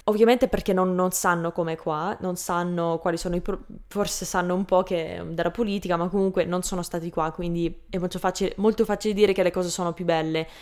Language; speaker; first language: Italian; non-native, fluent; English